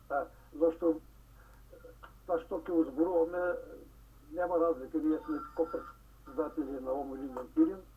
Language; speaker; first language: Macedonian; early bilingual, heritage; Macedonian